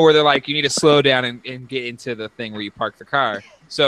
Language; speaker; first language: English; native; English